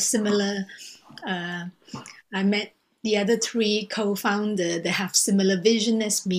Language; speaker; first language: English; non-native, local second language; Cantonese